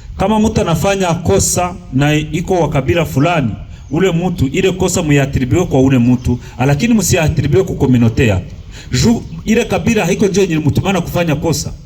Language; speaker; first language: Swahili; native; Swahili